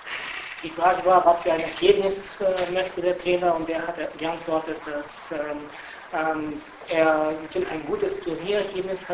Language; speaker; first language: German; non-native, fluent; Bulgarian